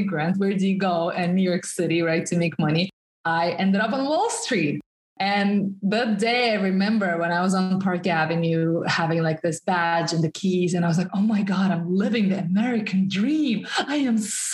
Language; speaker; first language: English; non-native, fluent; Russian